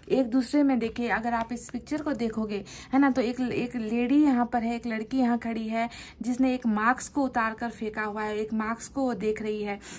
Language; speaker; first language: Hindi; native; Hindi